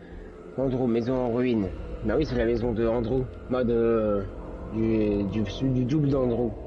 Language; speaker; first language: French; native; French